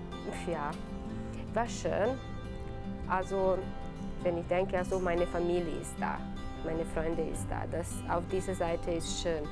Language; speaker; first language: German; non-native, learner; Bosnian